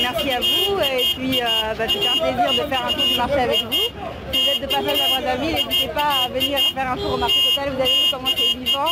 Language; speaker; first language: French; native; French